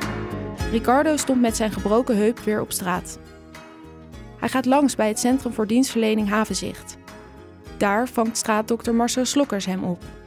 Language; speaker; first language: Dutch; native; Dutch